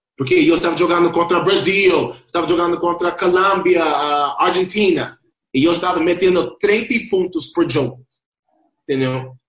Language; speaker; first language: Portuguese; non-native, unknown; Spanish